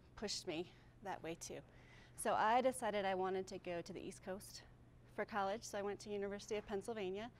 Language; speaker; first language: English; native; English